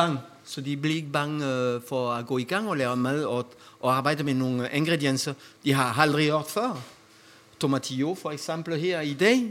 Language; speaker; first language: Danish; non-native, fluent; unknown